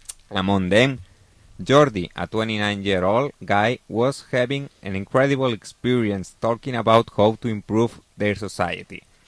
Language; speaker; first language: English; non-native, fluent; Catalan